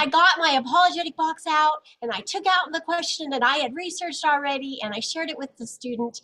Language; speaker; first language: English; native; English